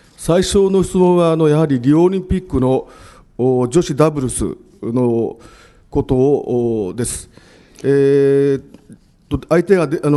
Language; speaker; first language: Japanese; native; Japanese